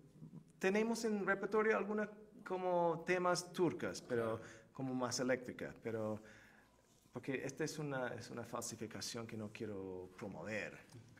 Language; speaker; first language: Spanish; non-native, fluent; Turkish